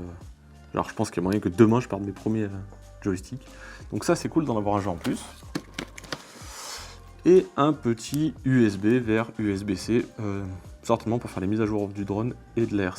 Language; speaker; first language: French; native; French